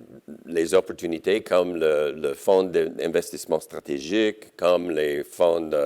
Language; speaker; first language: French; non-native, local second language; English